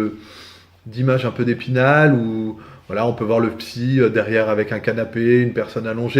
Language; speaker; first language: French; native; French